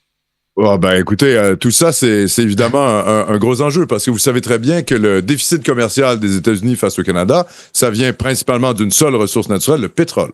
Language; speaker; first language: French; native; French